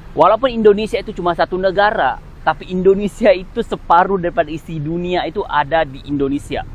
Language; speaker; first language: Malay; native; Malay